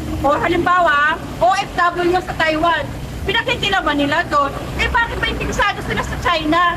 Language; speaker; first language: Filipino; non-native, local second language; Hiligaynon